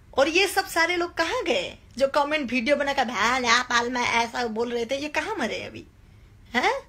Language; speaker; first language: Hindi; non-native, local second language; Nepali